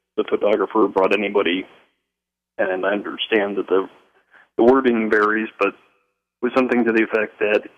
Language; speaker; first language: English; native; English